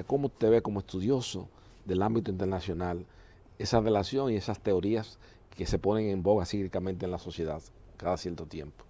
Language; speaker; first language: Spanish; native; Spanish